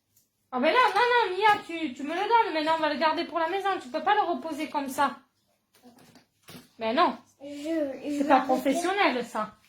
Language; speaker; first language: French; native; French